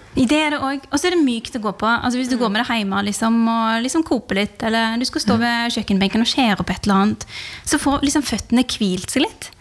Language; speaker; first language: Norwegian; early bilingual, other home language; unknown